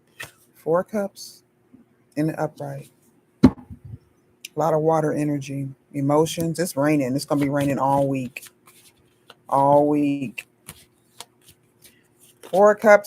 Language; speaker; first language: English; native; English